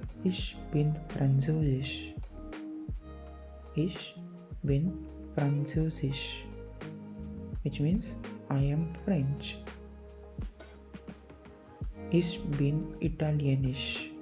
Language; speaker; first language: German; non-native, fluent; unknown